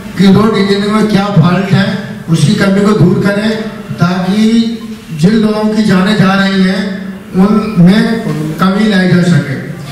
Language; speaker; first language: Hindi; native; Hindi